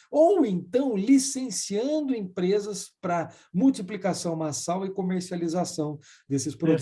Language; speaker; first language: Portuguese; native; Portuguese